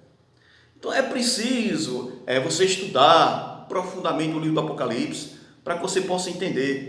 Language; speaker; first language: Portuguese; native; Portuguese